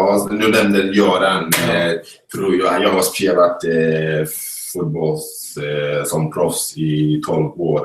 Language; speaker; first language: Swedish; non-native, fluent; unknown